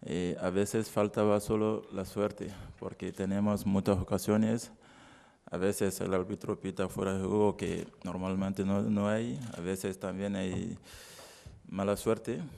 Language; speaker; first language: Spanish; non-native, learner; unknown